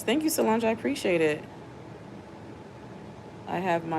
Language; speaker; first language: English; native; English